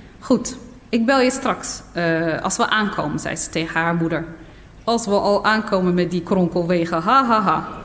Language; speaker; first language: Dutch; early bilingual, other home language; Riffian